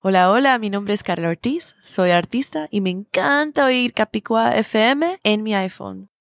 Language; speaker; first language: Spanish; native; Spanish